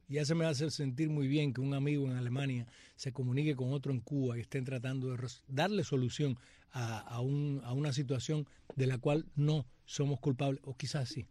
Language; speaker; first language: Spanish; native; Spanish